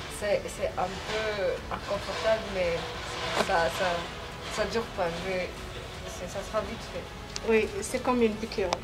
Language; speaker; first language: French; non-native, local second language; Kinyarwanda